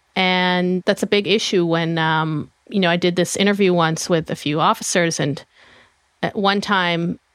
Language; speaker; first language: English; non-native, fluent; Hebrew